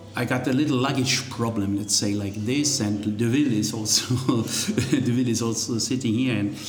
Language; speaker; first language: English; non-native, fluent; German